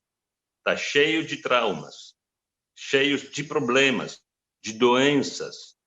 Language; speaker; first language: Portuguese; non-native, fluent; Italian